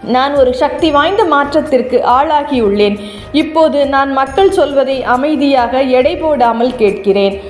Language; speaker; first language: Tamil; native; Tamil